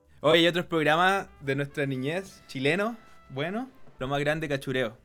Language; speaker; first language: Spanish; native; Spanish